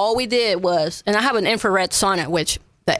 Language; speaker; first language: English; non-native, fluent; Spanish